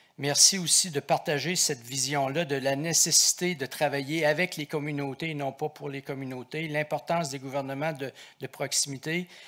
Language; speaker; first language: French; native; French